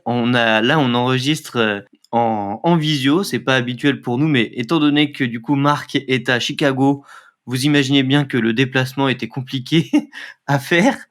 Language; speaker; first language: French; native; French